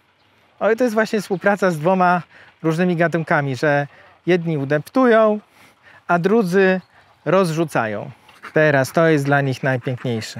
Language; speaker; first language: Polish; native; Polish